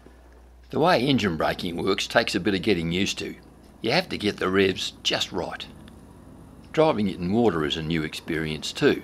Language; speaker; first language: English; native; English